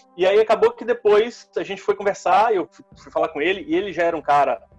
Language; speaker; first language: Portuguese; native; Portuguese